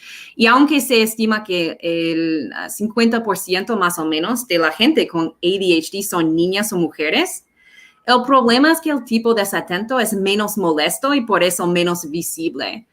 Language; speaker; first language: Spanish; non-native, fluent; English